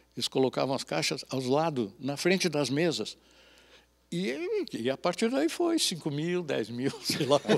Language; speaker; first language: Portuguese; native; Portuguese